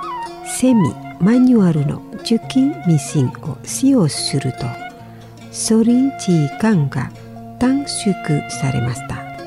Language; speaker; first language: Japanese; non-native, learner; Indonesian